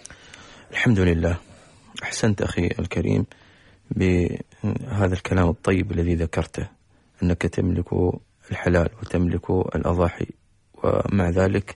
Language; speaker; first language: Arabic; native; Arabic